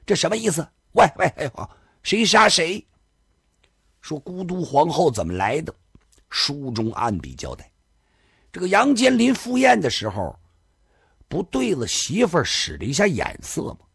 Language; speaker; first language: Chinese; native; Chinese